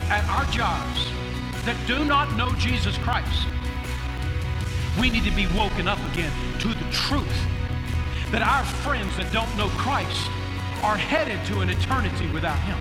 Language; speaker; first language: English; native; English